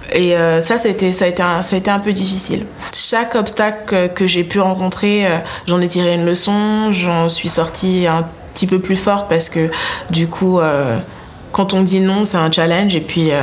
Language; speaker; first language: French; native; French